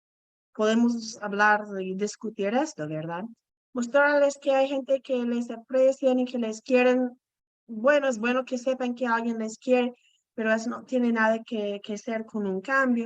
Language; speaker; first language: Spanish; non-native, fluent; English